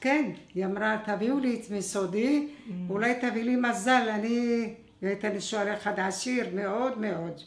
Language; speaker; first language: Hebrew; non-native, fluent; Arabic